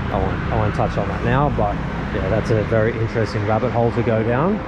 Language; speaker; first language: English; native; English